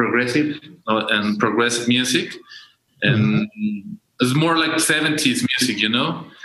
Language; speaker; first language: English; non-native, learner; Spanish